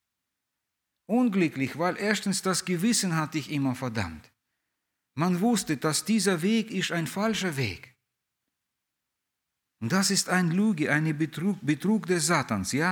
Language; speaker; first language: German; non-native, fluent; Russian